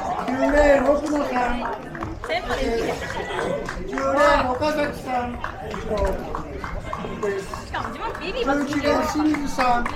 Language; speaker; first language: Japanese; native; Japanese